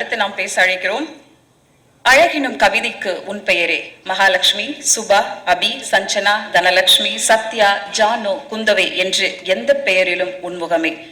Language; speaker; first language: Tamil; native; Tamil